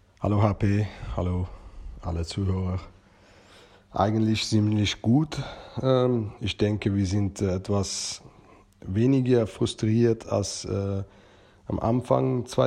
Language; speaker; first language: German; native; German